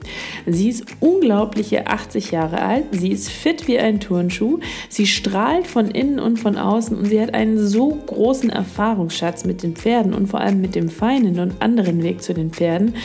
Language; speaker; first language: German; native; German